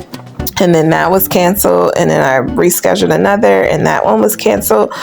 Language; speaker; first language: English; native; English